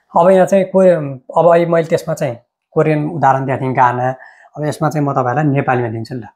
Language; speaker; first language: Nepali; native; Nepali